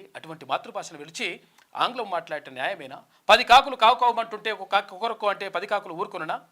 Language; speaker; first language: Telugu; native; Telugu